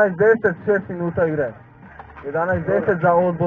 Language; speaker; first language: Bosnian; native; Bosnian